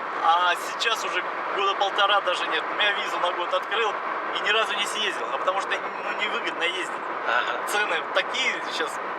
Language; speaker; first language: Russian; native; Russian